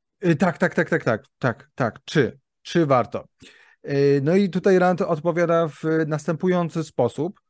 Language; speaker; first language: Polish; native; Polish